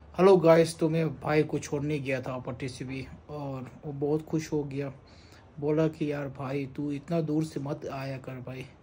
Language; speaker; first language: Hindi; non-native, local second language; Tibetan